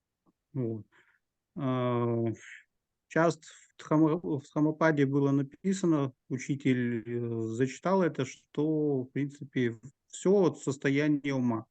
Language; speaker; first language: Russian; native; Russian